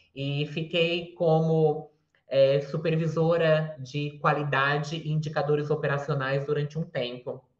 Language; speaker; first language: Portuguese; native; Portuguese